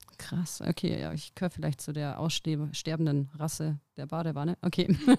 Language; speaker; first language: German; native; German